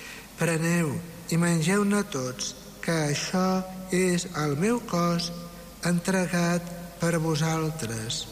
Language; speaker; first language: Catalan; native; Catalan